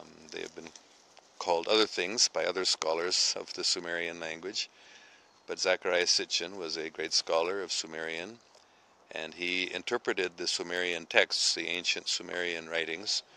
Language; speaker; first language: English; native; English